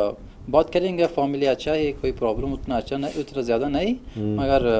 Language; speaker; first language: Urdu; non-native, learner; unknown